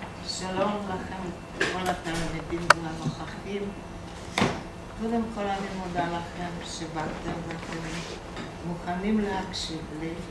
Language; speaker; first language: Hebrew; non-native, fluent; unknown